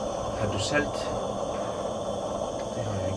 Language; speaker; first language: Danish; non-native, fluent; Polish